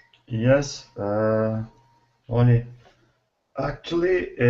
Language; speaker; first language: English; non-native, learner; Turkish